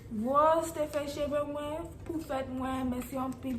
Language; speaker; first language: Haitian Creole; early bilingual, heritage; English